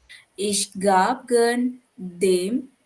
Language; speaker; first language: German; non-native, learner; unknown